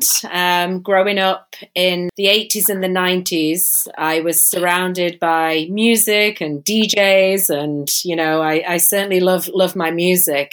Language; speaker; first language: English; native; English